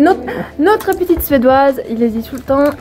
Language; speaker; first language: French; non-native, fluent; Swedish